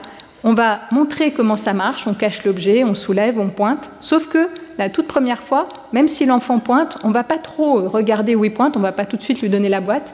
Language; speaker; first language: French; native; French